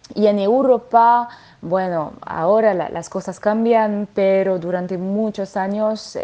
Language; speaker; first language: Spanish; non-native, fluent; French